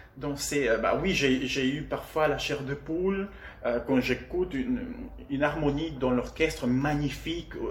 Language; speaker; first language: French; non-native, fluent; Spanish